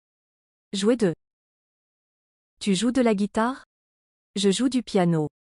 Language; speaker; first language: French; non-native, learner; English